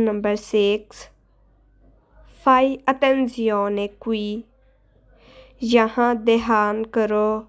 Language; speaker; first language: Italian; non-native, fluent; Urdu